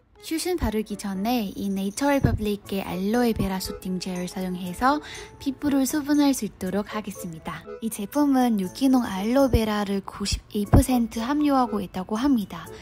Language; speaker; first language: Korean; non-native, fluent; Vietnamese